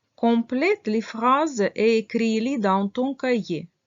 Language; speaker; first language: French; non-native, fluent; Russian